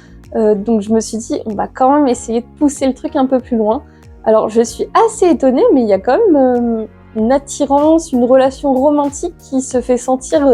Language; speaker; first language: French; native; French